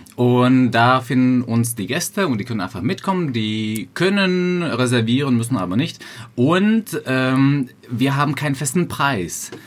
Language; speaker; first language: German; non-native, fluent; Slovak